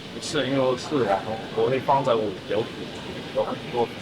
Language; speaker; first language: Chinese; non-native, learner; English